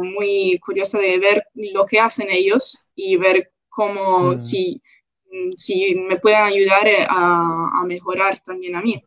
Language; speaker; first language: Spanish; non-native, local second language; Italian